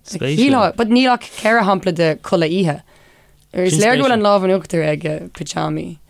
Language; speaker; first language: Irish; non-native, local second language; English